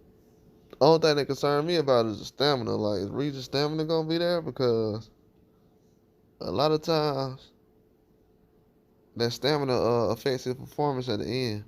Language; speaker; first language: English; native; English